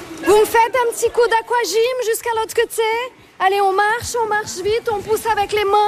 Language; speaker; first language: French; native; French